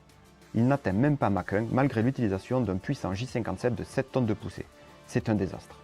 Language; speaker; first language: French; native; French